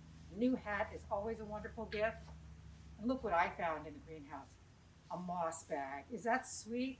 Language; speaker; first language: English; native; English